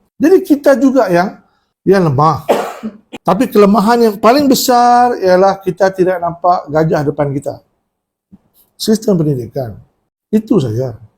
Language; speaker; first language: Malay; native; Malay